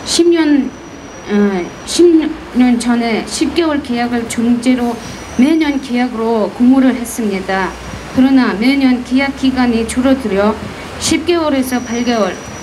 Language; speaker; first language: Korean; non-native, fluent; Mongolian